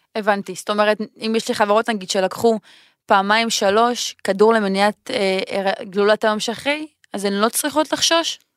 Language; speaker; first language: Hebrew; native; Hebrew